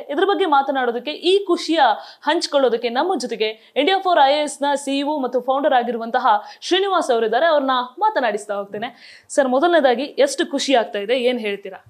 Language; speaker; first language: Kannada; native; Kannada